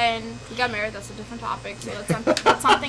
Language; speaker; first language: English; non-native, fluent; Albanian